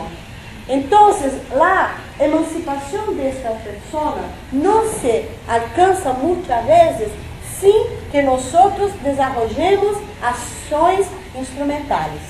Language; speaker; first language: Spanish; non-native, fluent; Portuguese